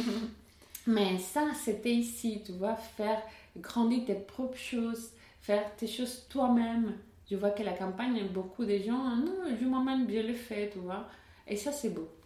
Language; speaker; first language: French; non-native, learner; Spanish